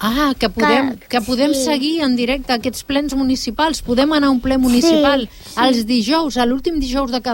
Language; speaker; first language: Catalan; native; Catalan